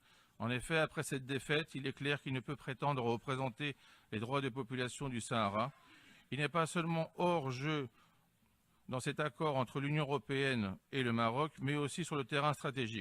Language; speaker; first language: French; non-native, fluent; Greek